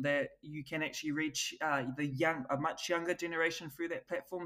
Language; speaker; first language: English; native; English